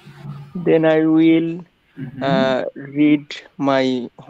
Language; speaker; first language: English; non-native, learner; Bangla